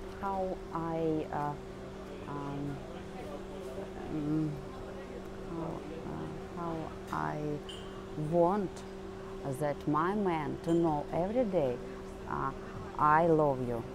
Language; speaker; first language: English; non-native, learner; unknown